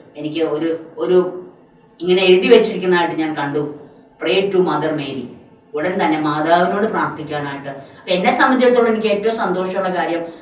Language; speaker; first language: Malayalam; non-native, local second language; Tamil